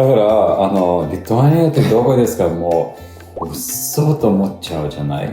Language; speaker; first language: Japanese; non-native, fluent; Lithuanian